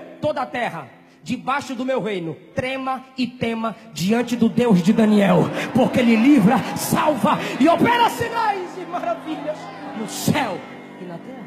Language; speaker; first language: Portuguese; native; Portuguese